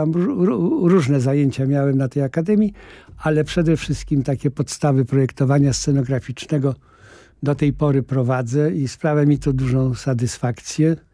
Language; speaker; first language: Polish; native; Polish